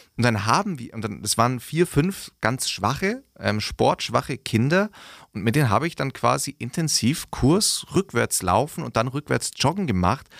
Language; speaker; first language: German; native; German